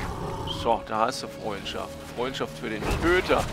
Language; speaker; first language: German; native; German